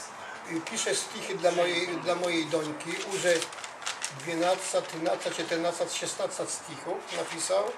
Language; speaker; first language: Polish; non-native, learner; Russian